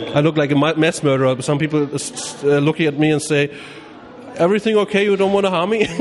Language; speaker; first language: English; non-native, fluent; German